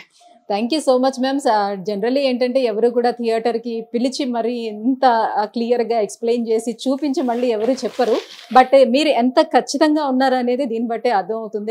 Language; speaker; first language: Telugu; native; Telugu